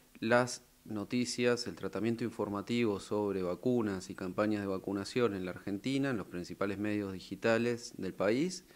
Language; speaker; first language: Spanish; native; Spanish